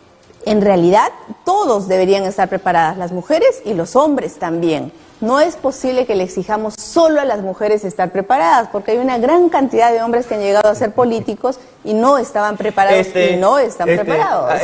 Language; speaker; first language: Spanish; native; Spanish